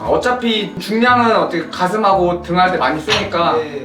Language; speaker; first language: Korean; native; Korean